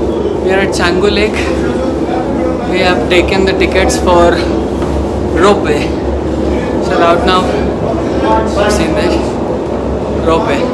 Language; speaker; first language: English; non-native, local second language; Telugu